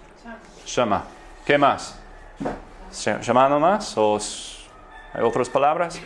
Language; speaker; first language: Spanish; non-native, fluent; English